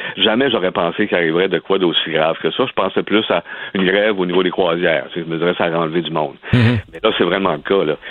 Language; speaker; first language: French; native; French